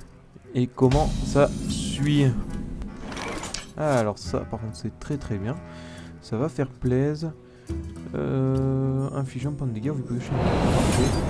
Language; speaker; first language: French; native; French